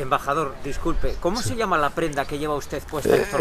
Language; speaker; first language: Spanish; native; Spanish